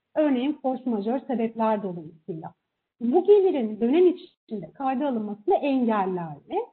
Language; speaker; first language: Turkish; native; Turkish